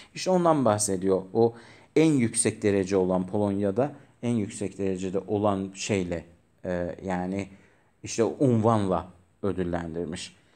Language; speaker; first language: Turkish; native; Turkish